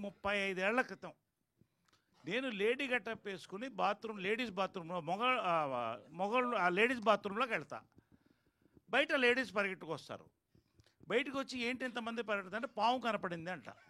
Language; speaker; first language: Telugu; native; Telugu